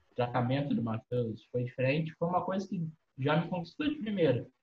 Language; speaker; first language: Portuguese; native; Portuguese